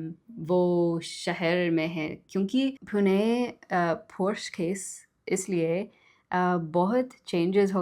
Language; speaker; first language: Hindi; non-native, learner; English